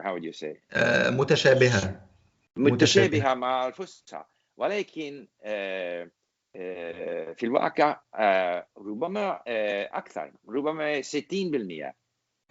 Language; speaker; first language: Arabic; non-native, learner; English